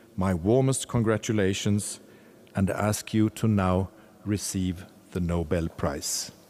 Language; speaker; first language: English; non-native, fluent; Swedish